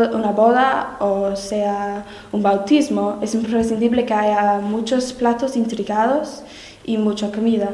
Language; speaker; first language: Spanish; non-native, learner; English